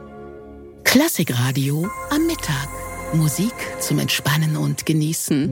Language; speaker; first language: German; native; German